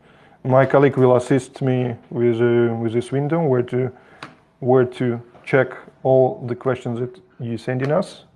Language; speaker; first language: English; non-native, fluent; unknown